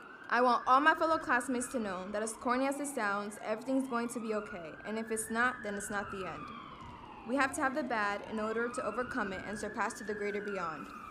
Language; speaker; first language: English; early bilingual, other home language; Spanish